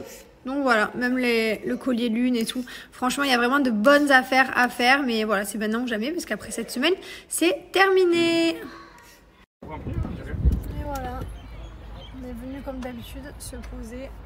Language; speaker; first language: French; native; French